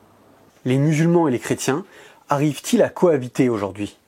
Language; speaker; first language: French; native; French